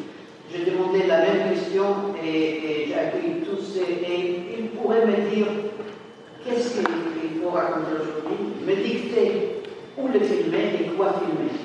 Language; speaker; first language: French; non-native, fluent; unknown